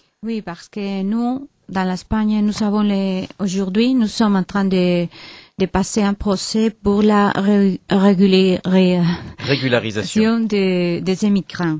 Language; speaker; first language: French; non-native, learner; Spanish